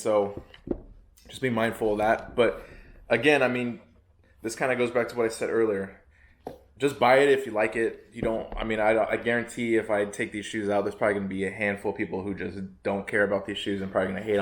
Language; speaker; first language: English; native; English